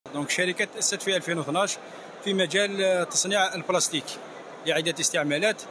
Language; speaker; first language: Arabic; native; Arabic